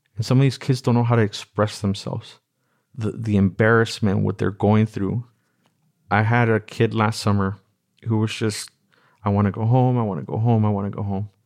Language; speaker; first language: English; native; English